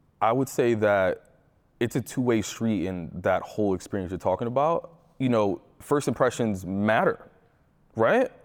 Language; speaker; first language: English; early bilingual, other home language; Spanish